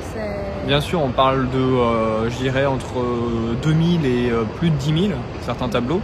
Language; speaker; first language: French; native; French